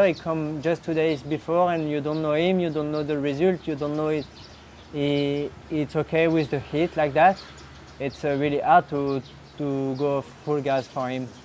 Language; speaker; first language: English; non-native, learner; French